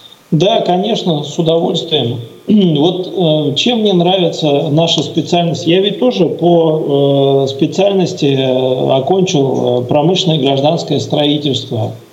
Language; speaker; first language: Russian; native; Russian